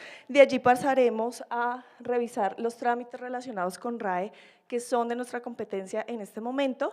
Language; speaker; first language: Spanish; native; Spanish